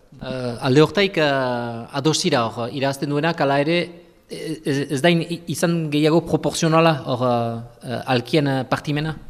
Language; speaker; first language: Basque; native; Basque